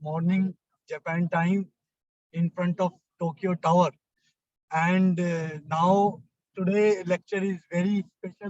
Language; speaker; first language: English; non-native, local second language; Hindi